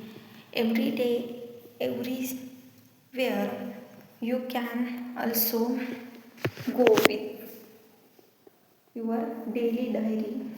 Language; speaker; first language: English; non-native, learner; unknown